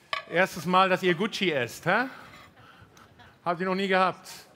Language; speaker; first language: German; native; German